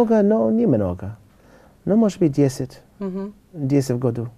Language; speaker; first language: Russian; non-native, learner; English